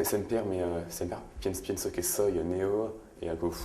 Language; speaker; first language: Spanish; non-native, learner; French